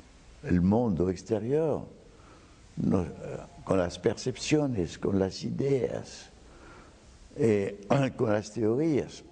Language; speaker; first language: Spanish; non-native, fluent; French